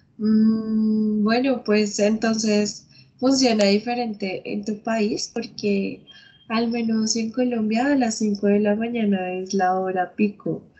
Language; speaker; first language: Spanish; native; Spanish